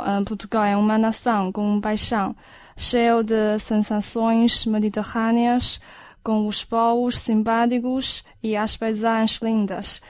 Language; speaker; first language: Portuguese; non-native, learner; Chinese